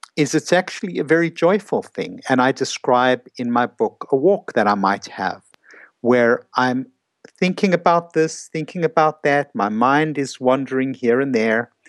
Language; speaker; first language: English; native; English